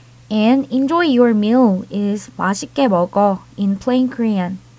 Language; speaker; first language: English; non-native, fluent; Korean